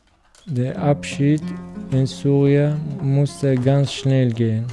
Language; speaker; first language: German; non-native, learner; Arabic